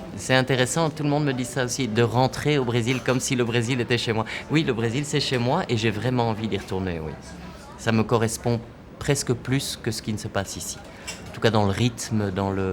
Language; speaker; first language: French; non-native, fluent; Portuguese